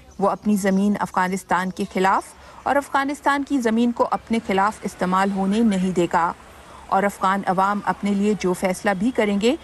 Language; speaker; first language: Urdu; native; Urdu